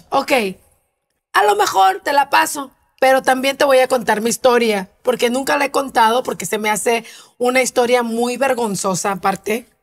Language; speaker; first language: Spanish; native; Spanish